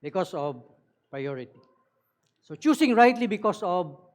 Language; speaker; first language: English; non-native, local second language; Filipino